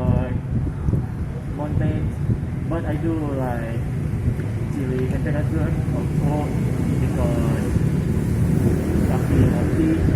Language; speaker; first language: English; non-native, learner; Indonesian